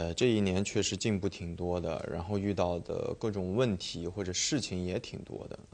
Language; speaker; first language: Chinese; native; Chinese